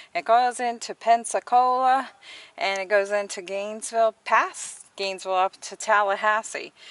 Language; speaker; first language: English; native; English